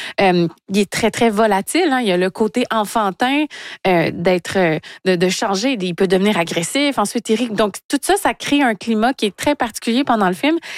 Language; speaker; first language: French; native; French